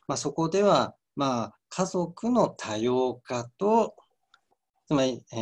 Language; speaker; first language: Japanese; native; Japanese